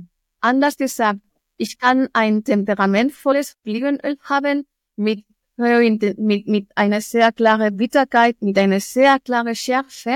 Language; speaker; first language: German; non-native, fluent; Spanish